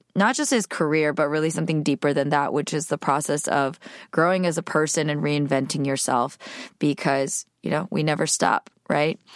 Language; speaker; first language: English; native; English